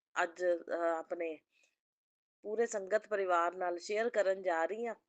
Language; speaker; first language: Hindi; non-native, local second language; Punjabi